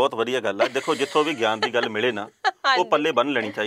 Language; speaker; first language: Punjabi; native; Punjabi